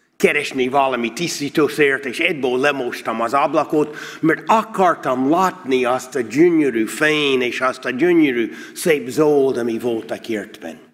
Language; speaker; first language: Hungarian; non-native, learner; English